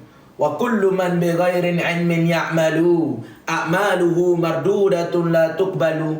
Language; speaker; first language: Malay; native; Malay